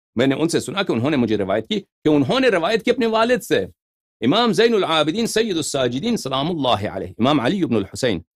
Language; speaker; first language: Urdu; native; Urdu